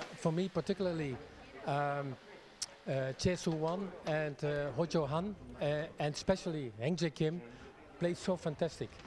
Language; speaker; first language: English; non-native, fluent; Dutch